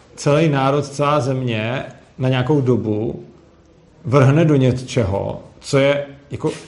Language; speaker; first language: Czech; native; Czech